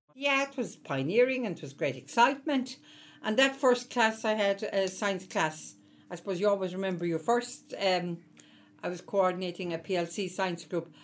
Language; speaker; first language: English; native; English